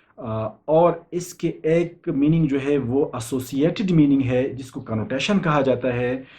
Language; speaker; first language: Urdu; non-native, local second language; Pashto